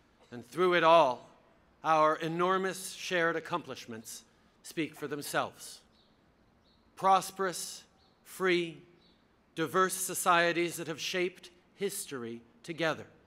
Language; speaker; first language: English; early bilingual, other home language; French